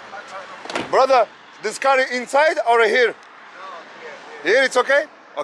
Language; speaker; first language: English; non-native, learner; French